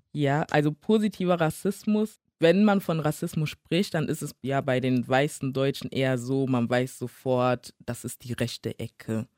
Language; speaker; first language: German; early bilingual, other home language; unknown